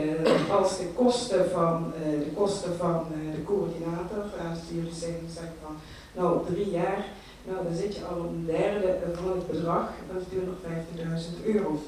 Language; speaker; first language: Dutch; native; Dutch